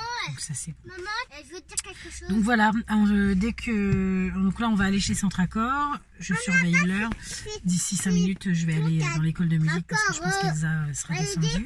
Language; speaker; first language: French; native; French